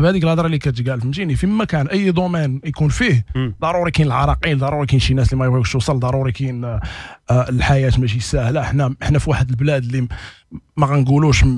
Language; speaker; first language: Arabic; native; Arabic